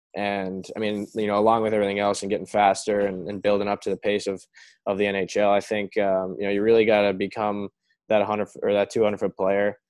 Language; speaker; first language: English; native; English